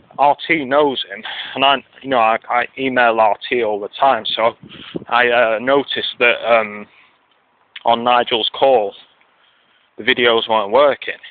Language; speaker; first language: English; native; English